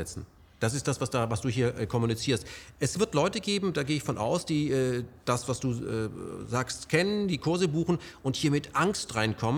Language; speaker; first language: German; native; German